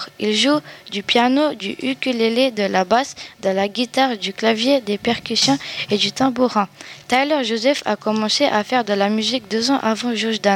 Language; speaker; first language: French; native; French